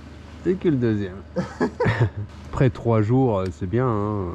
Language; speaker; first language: French; native; French